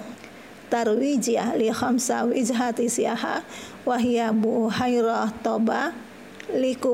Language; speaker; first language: Arabic; non-native, learner; Indonesian